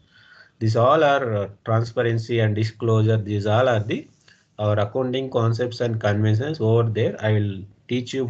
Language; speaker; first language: English; non-native, local second language; Telugu